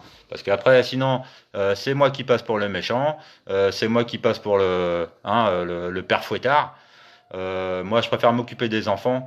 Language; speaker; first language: French; native; French